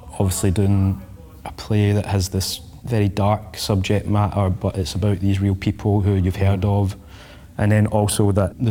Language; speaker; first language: English; native; English